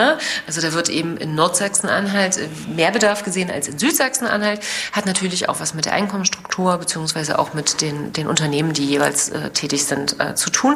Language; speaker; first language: German; native; German